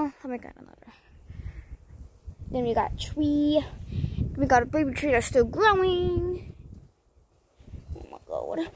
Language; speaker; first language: English; native; English